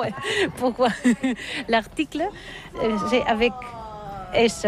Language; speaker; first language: French; non-native, learner; Catalan